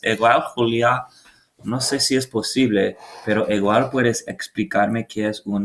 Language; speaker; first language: Spanish; non-native, learner; English